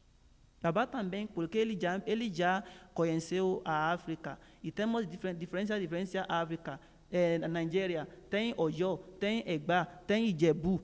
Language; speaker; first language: Portuguese; non-native, learner; Yoruba